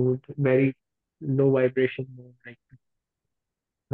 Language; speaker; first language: English; non-native, local second language; Hindi